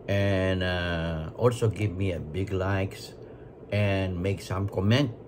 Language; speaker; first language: English; non-native, local second language; Filipino